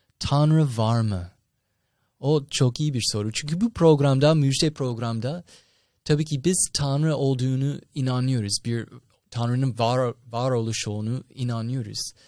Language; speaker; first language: Turkish; non-native, fluent; English